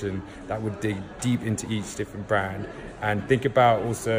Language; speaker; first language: English; native; English